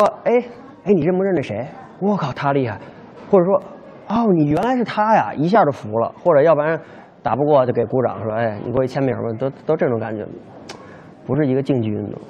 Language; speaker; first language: Chinese; native; Chinese